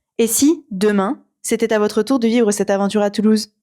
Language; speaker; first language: French; native; French